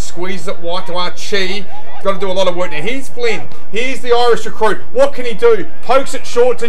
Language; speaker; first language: English; native; English